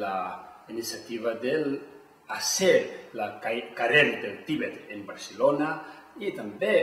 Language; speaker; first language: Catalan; non-native, learner; Tibetan